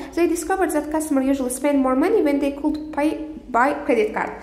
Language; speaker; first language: English; non-native, fluent; Azerbaijani